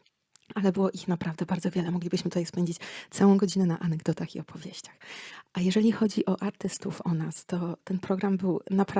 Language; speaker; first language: Polish; native; Polish